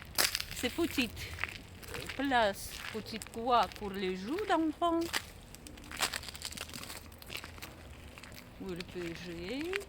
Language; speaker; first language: French; non-native, learner; Russian